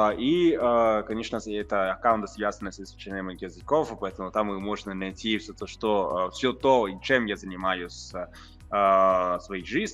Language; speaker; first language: Russian; non-native, fluent; Italian